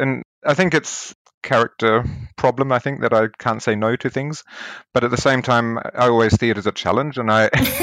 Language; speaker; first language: English; native; English